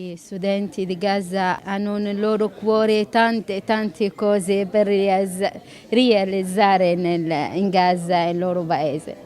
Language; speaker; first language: Italian; non-native, fluent; Arabic